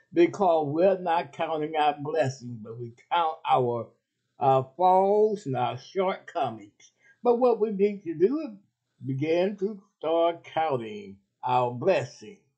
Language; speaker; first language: English; native; English